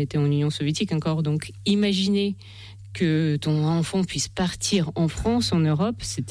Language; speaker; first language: French; non-native, fluent; Russian